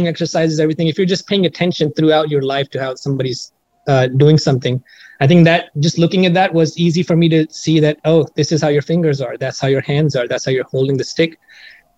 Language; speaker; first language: English; non-native, local second language; Hindi